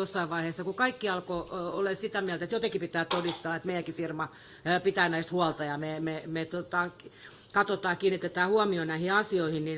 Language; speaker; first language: Finnish; native; Finnish